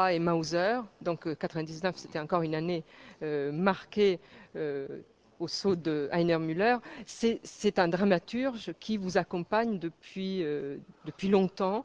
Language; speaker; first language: French; native; French